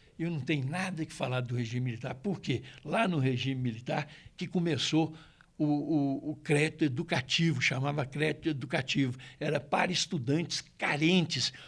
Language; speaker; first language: Portuguese; native; Portuguese